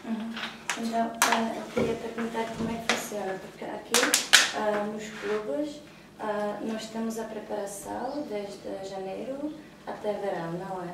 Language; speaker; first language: Portuguese; non-native, fluent; Czech